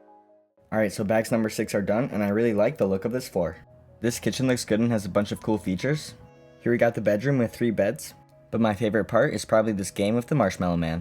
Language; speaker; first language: English; native; English